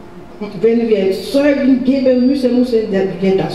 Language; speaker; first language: German; non-native, learner; French